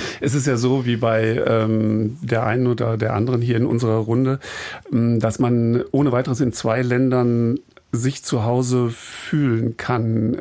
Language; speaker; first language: German; native; German